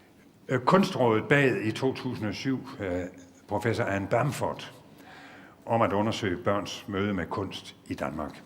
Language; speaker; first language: Danish; native; Danish